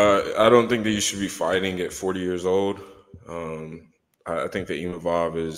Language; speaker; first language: English; native; English